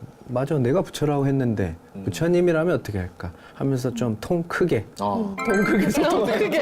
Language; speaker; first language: Korean; native; Korean